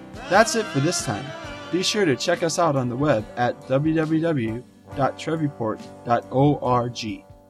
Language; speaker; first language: English; native; English